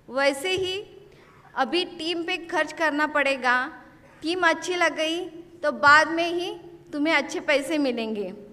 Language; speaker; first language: Hindi; non-native, local second language; Marathi